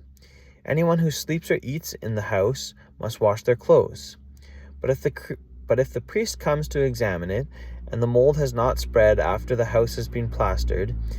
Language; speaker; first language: English; native; English